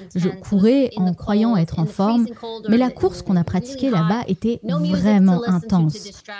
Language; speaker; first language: French; non-native, fluent; Greek